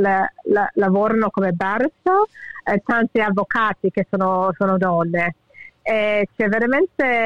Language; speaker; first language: Italian; early bilingual, heritage; English